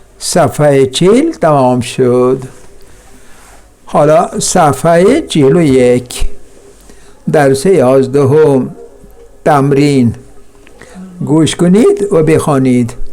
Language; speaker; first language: Persian; non-native, fluent; Kashmiri